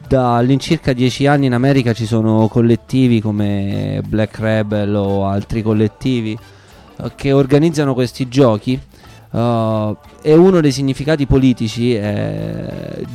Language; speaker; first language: Italian; native; Italian